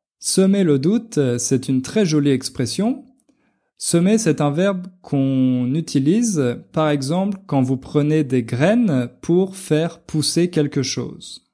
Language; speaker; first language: French; native; French